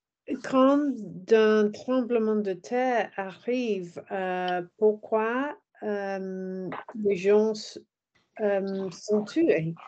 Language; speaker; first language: French; non-native, learner; English